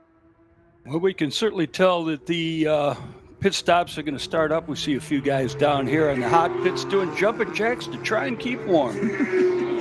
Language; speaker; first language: English; native; English